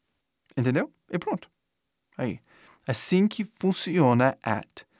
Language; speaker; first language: Portuguese; non-native, fluent; English